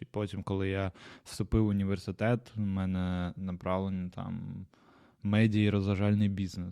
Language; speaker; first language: Ukrainian; non-native, local second language; Russian